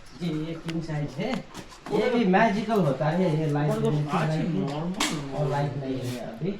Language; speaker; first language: Hindi; non-native, local second language; Nepali